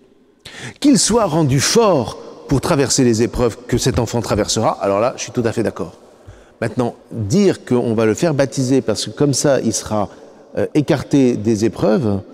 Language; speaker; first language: French; native; French